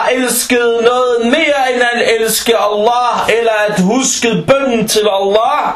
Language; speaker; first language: Danish; non-native, fluent; Arabic